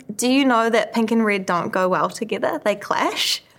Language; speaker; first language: English; native; English